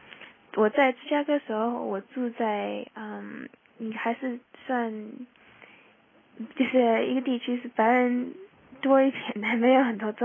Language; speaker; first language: Chinese; early bilingual, heritage; Chinese